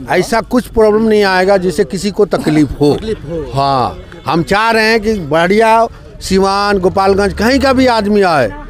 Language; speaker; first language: Hindi; native; Hindi